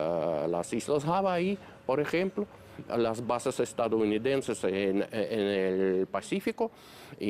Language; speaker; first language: Spanish; non-native, fluent; Russian